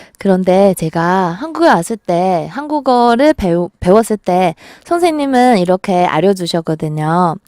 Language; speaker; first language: Korean; non-native, fluent; Chinese